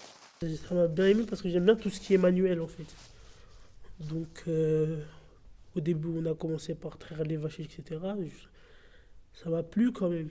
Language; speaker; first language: French; early bilingual, other home language; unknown